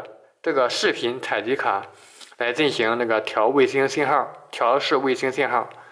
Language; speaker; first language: Chinese; native; Chinese